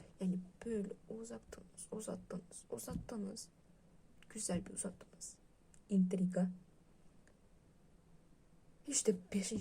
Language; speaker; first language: Turkish; non-native, learner; Russian